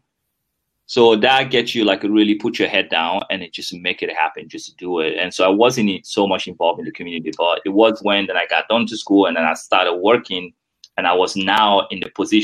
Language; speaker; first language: English; non-native, fluent; French